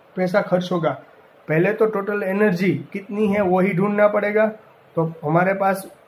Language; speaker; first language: Hindi; non-native, local second language; Gujarati